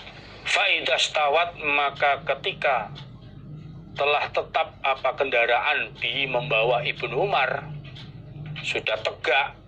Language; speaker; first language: Indonesian; non-native, local second language; Javanese